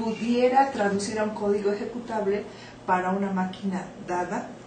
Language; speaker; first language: Spanish; native; Spanish